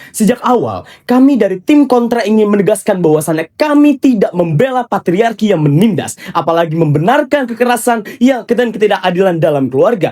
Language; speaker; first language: Indonesian; native; Indonesian